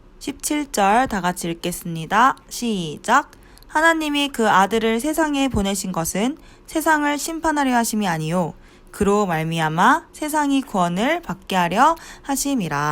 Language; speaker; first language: Korean; native; Korean